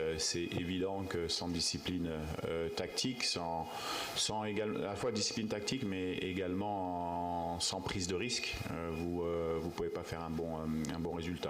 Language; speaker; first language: French; native; French